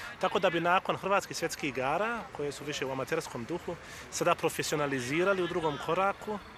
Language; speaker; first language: Croatian; early bilingual, heritage; Croatian